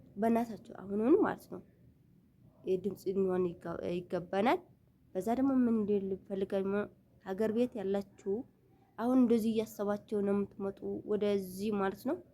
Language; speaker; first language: Amharic; non-native, local second language; Tigrinya